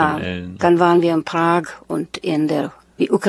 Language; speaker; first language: German; early bilingual, heritage; German